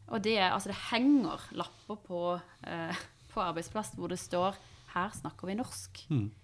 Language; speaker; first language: Norwegian; non-native, fluent; Persian